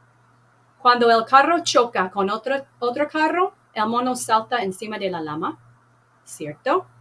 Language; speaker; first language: Spanish; non-native, fluent; English